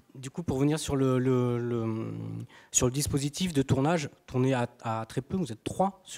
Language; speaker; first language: French; native; French